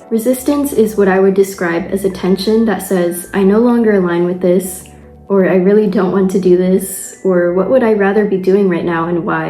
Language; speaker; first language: English; native; English